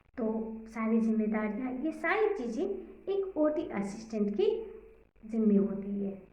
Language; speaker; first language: Hindi; native; Hindi